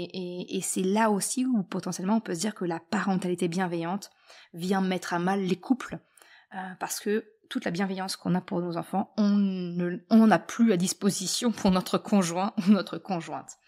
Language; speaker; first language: French; native; French